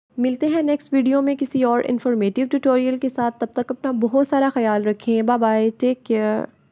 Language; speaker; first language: Urdu; native; Urdu